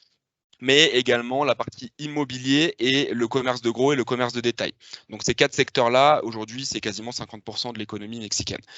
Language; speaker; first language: French; native; French